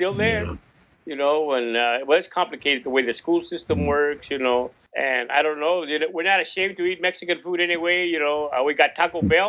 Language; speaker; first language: English; non-native, local second language; Spanish